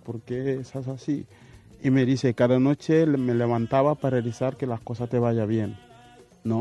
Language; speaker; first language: Spanish; non-native, fluent; Wolof